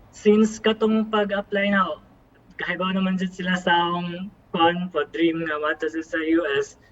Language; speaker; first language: Cebuano; native; Cebuano